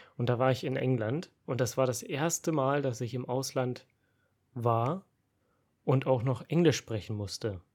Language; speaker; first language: German; native; German